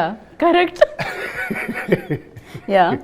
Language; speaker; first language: Telugu; native; Telugu